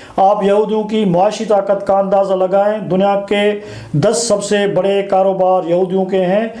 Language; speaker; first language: Urdu; non-native, local second language; Sindhi